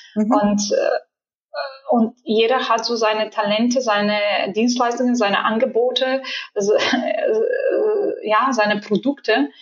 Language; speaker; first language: German; non-native, fluent; Bulgarian